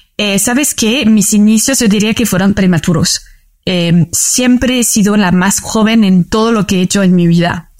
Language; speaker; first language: Spanish; non-native, fluent; French